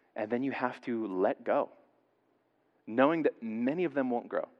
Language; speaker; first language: English; native; English